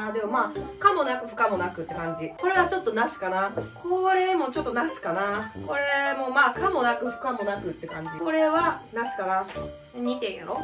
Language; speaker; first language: Japanese; native; Japanese